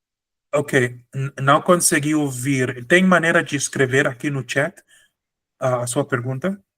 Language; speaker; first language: Portuguese; non-native, fluent; Spanish